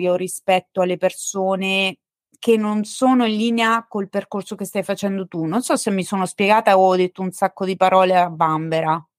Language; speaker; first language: Italian; native; Italian